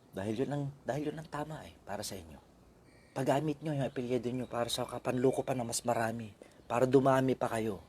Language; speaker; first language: Filipino; non-native, local second language; Iloko